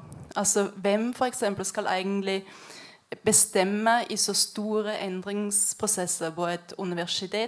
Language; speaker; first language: Norwegian; non-native, fluent; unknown